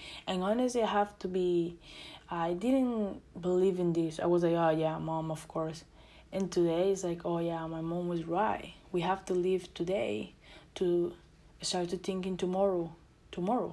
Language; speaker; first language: English; non-native, learner; Spanish